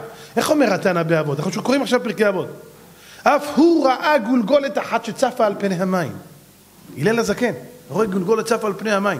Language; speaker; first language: Hebrew; native; Hebrew